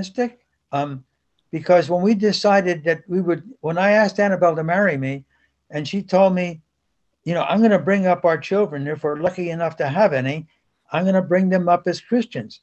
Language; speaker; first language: English; early bilingual, other home language; Spanish